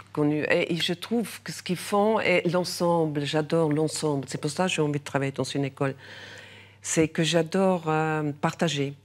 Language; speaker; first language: French; non-native, local second language; German